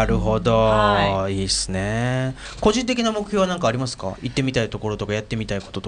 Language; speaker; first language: Japanese; native; Japanese